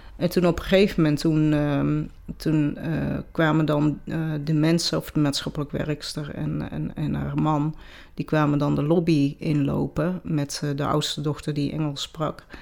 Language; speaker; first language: Dutch; native; Dutch